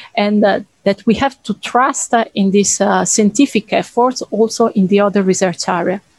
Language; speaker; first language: English; non-native, fluent; Italian